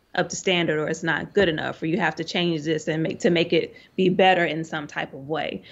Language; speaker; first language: English; native; English